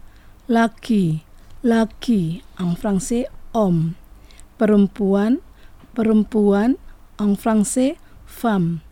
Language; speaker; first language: French; non-native, fluent; Indonesian